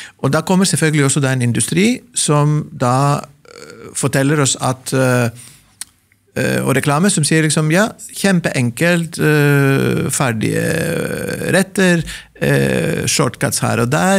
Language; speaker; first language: Norwegian; non-native, fluent; Greek